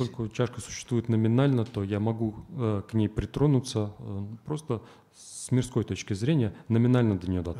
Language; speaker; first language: Russian; native; Russian